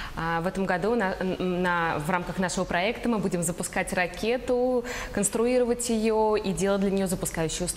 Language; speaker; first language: Russian; native; Russian